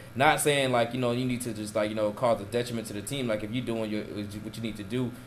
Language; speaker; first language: English; native; English